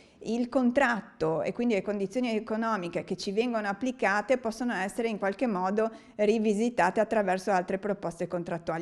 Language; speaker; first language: Italian; native; Italian